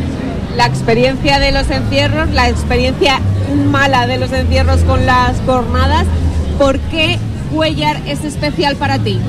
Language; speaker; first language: Spanish; native; Spanish